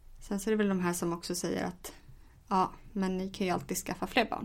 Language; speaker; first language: Swedish; native; Swedish